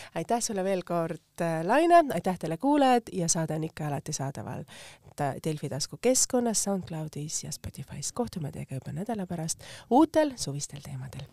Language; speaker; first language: Estonian; native; Estonian